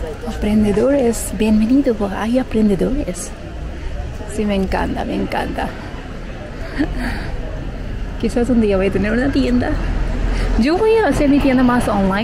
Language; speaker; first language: Spanish; non-native, learner; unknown